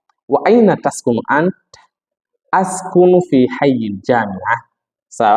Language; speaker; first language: Arabic; non-native, fluent; Swahili